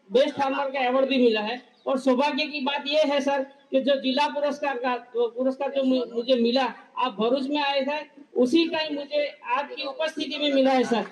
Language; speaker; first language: Hindi; non-native, local second language; Gujarati